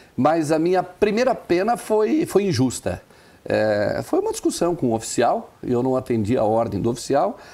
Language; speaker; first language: Portuguese; non-native, local second language; German